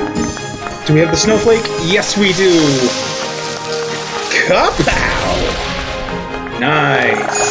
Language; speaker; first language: English; native; English